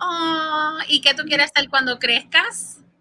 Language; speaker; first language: Spanish; early bilingual, heritage; Spanish